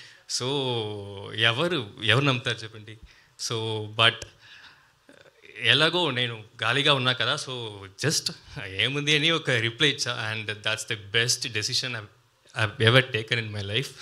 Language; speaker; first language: Telugu; non-native, learner; Tamil